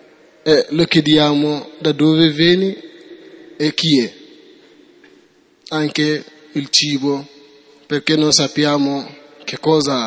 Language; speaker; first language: Italian; non-native, learner; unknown